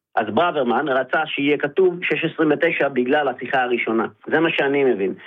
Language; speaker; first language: Hebrew; native; Hebrew